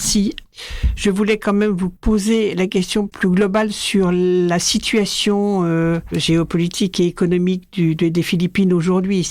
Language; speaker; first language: French; native; French